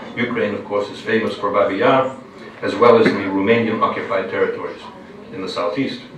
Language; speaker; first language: English; non-native, fluent; Lithuanian